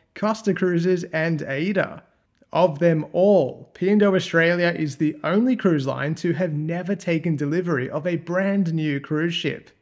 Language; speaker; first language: English; native; English